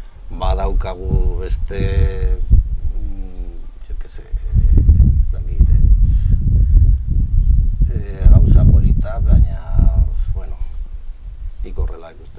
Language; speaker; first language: Basque; non-native, local second language; Spanish